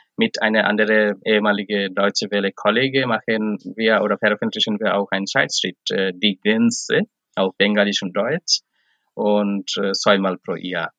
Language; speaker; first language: German; non-native, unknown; Bangla